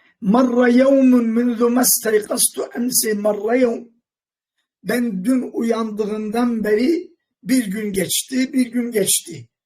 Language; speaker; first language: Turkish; non-native, local second language; Kurdish